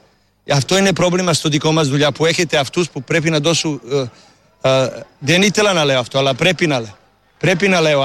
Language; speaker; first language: Greek; non-native, learner; Serbian